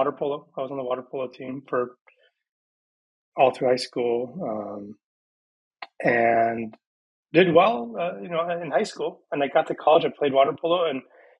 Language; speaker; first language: English; early bilingual, other home language; Persian